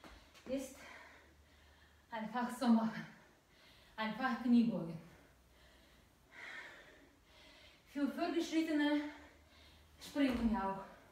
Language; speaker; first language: German; non-native, learner; Russian